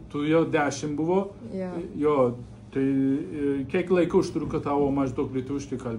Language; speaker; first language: Lithuanian; non-native, learner; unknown